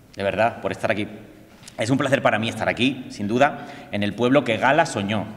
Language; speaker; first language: Spanish; native; Spanish